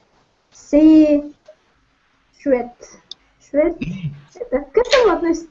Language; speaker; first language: French; non-native, learner; Russian